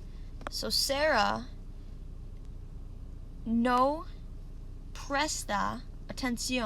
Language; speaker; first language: Spanish; non-native, learner; English